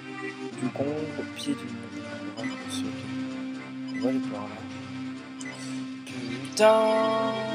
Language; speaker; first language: French; native; French